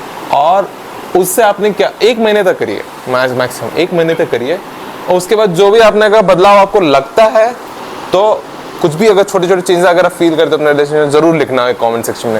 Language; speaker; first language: Hindi; native; Hindi